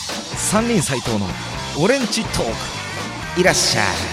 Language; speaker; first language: Japanese; native; Japanese